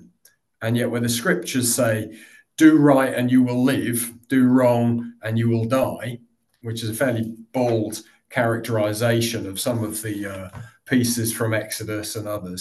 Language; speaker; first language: English; native; English